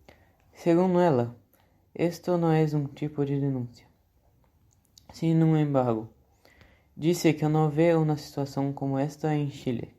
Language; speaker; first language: Spanish; non-native, learner; Portuguese